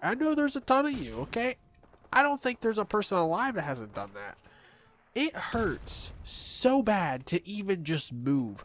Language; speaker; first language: English; native; English